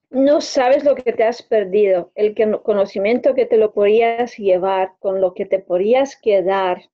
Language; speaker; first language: Spanish; non-native, fluent; Romanian